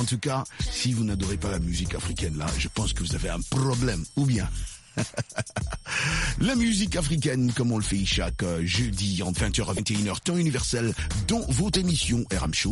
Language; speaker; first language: French; non-native, local second language; Lingala